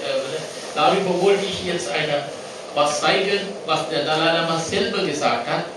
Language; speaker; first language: German; non-native, learner; Sinhala